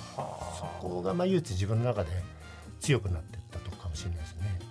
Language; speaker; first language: Japanese; native; Japanese